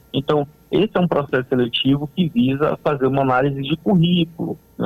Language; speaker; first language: Portuguese; native; Portuguese